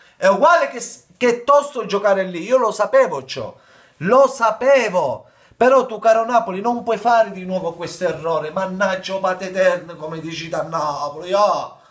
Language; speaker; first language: Italian; native; Italian